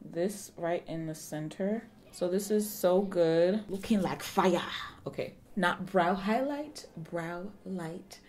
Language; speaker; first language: English; early bilingual, other home language; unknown